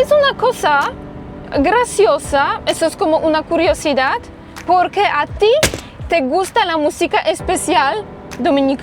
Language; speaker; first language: Spanish; non-native, fluent; Polish